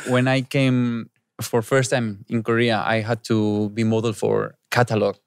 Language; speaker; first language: English; non-native, fluent; Spanish